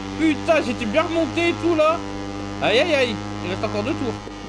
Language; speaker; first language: French; native; French